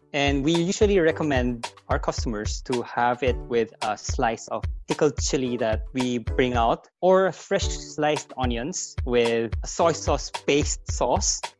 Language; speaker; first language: English; non-native, fluent; Korean